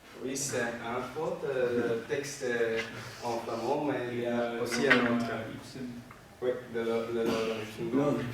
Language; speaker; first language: French; non-native, learner; Dutch